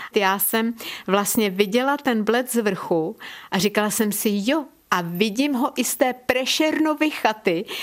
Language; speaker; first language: Czech; native; Czech